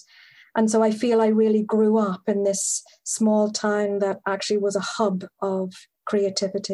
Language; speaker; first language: English; native; English